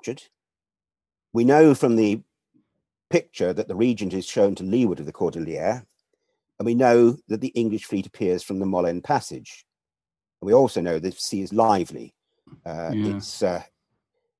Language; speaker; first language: English; native; English